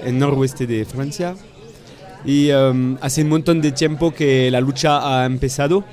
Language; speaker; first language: Spanish; non-native, fluent; French